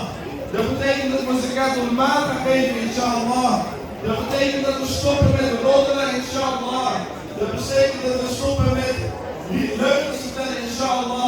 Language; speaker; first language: Dutch; early bilingual, other home language; Indonesian